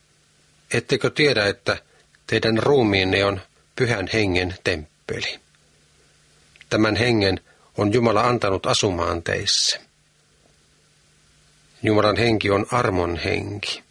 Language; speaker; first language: Finnish; native; Finnish